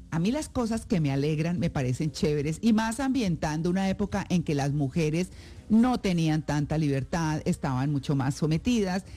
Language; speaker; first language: Spanish; native; Spanish